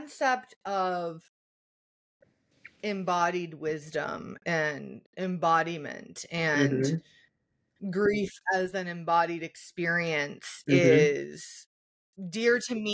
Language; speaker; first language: English; native; English